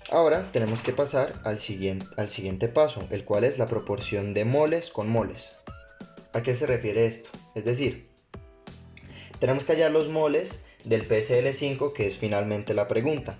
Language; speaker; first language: Spanish; native; Spanish